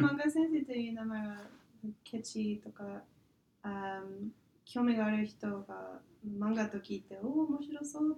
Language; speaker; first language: Japanese; non-native, fluent; English